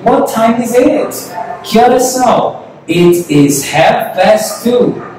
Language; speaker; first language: English; non-native, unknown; Portuguese